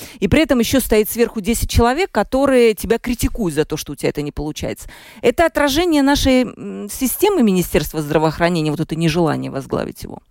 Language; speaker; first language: Russian; native; Russian